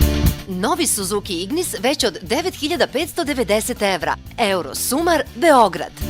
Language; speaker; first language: Serbian; native; Serbian